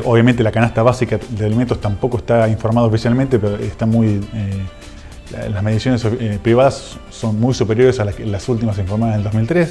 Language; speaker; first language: Spanish; native; Spanish